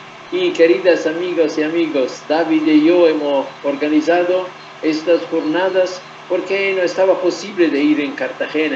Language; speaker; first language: Spanish; non-native, fluent; Italian